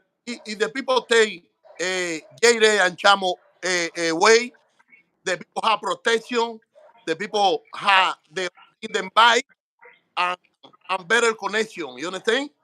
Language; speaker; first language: English; non-native, learner; Spanish